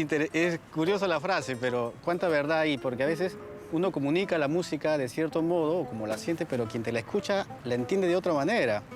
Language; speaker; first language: Spanish; native; Spanish